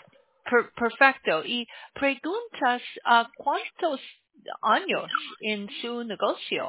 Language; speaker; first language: Spanish; non-native, learner; English